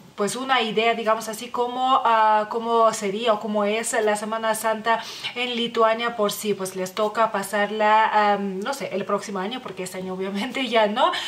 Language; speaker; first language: Spanish; non-native, fluent; Lithuanian